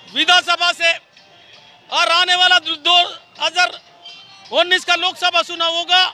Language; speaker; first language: Hindi; native; Hindi